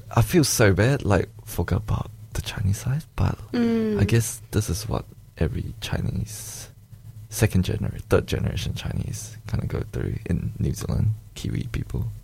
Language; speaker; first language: English; early bilingual, other home language; Chinese